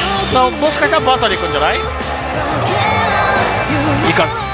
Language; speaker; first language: Japanese; native; Japanese